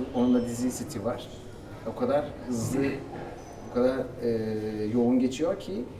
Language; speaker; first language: Turkish; native; Turkish